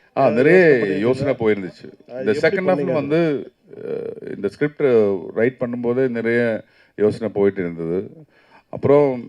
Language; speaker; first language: Tamil; non-native, learner; Malayalam